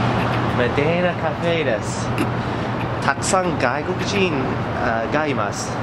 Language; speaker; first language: Japanese; non-native, learner; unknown